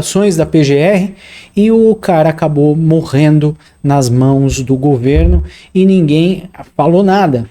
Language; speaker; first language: Portuguese; native; Portuguese